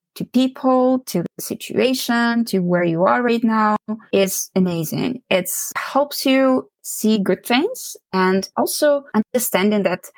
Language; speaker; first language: English; non-native, fluent; Ukrainian